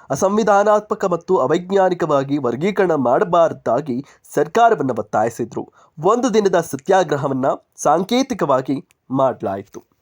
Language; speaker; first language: Kannada; native; Kannada